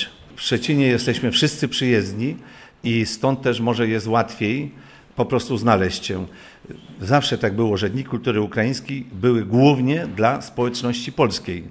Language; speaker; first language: Polish; non-native, fluent; Ukrainian